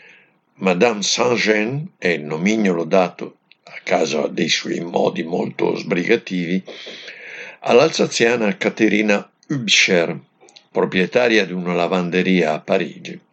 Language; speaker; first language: Italian; native; Italian